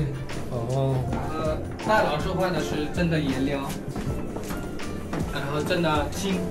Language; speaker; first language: Chinese; non-native, learner; Nepali